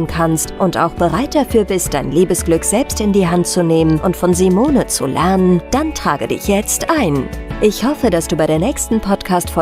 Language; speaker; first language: German; native; German